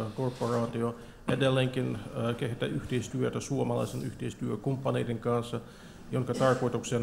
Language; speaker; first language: Finnish; non-native, fluent; Russian